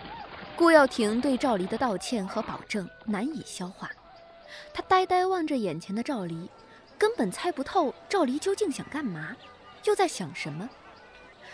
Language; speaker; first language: Chinese; native; Chinese